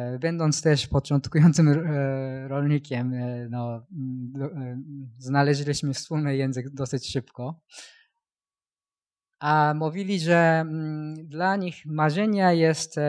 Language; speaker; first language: Polish; non-native, learner; Japanese